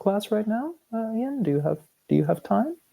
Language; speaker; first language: English; non-native, fluent; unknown